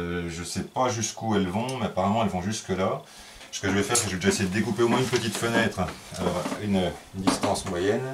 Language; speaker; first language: French; native; French